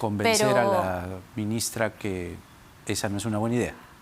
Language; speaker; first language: Spanish; native; Spanish